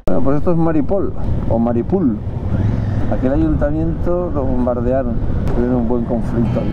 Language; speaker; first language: Spanish; native; Spanish